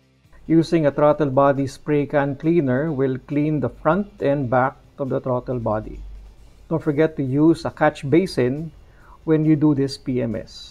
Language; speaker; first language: English; non-native, local second language; Filipino